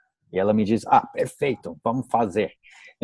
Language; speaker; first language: Portuguese; non-native, learner; English